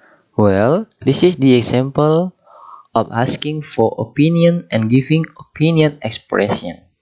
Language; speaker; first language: English; non-native, fluent; Indonesian